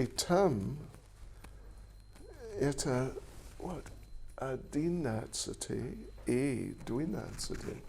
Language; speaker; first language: Russian; non-native, learner; English